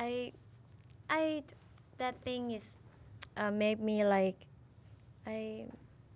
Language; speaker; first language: English; non-native, learner; Thai